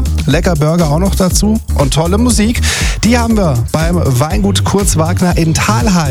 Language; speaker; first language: German; native; German